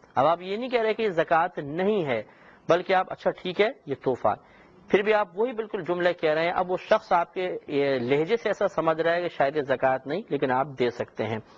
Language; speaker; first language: Urdu; native; Urdu